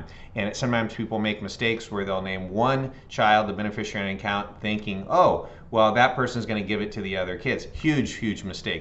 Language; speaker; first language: English; native; English